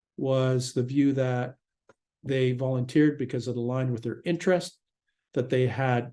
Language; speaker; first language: English; native; English